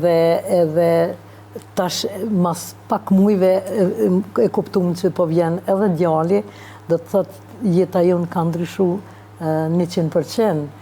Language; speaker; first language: Albanian; native; Albanian